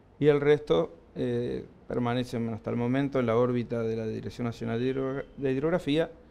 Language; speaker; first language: Spanish; native; Spanish